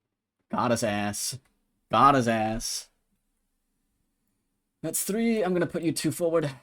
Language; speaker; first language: English; native; English